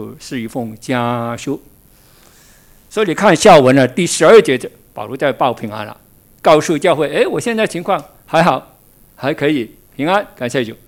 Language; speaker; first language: Chinese; non-native, local second language; Min Nan Chinese